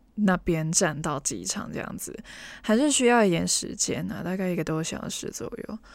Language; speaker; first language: Chinese; non-native, local second language; Cantonese